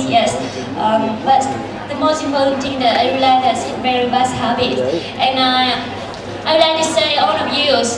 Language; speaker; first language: English; non-native, learner; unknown